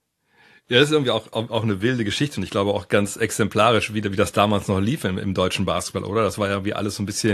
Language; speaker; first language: German; native; German